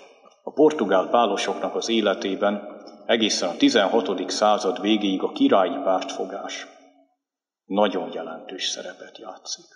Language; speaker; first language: Hungarian; native; Hungarian